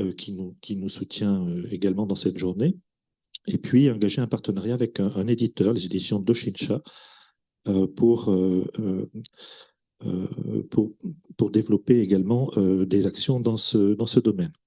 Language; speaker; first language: French; native; French